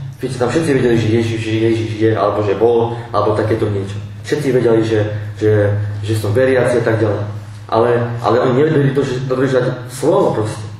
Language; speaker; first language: Slovak; non-native, local second language; Romany